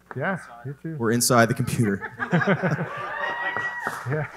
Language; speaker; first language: English; native; English